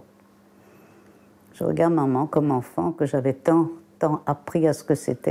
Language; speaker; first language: French; early bilingual, other home language; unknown